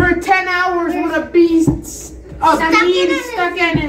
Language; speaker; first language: English; native; English